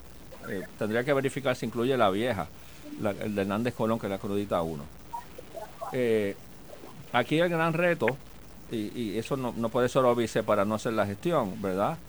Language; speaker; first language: Spanish; native; Spanish